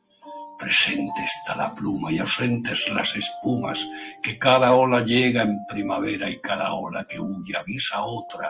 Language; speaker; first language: Spanish; native; Spanish